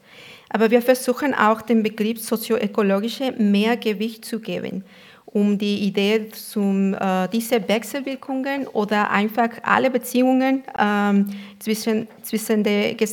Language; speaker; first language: German; non-native, fluent; Spanish